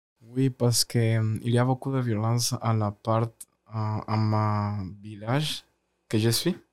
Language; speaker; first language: French; non-native, learner; Spanish